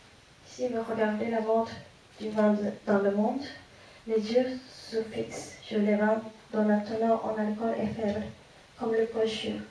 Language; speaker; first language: French; non-native, fluent; Japanese